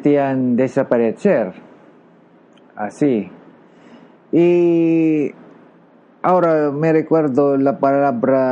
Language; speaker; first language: Spanish; non-native, learner; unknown